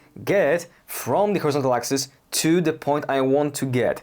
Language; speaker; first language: English; non-native, fluent; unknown